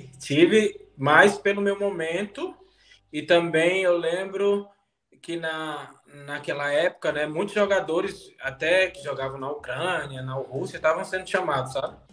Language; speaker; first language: Portuguese; native; Portuguese